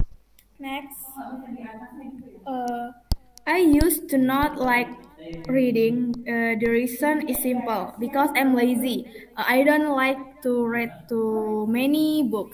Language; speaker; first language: English; non-native, learner; Indonesian